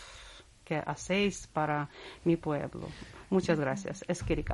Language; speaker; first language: Spanish; non-native, learner; Russian